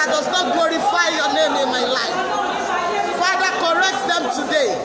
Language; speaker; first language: English; non-native, local second language; Yoruba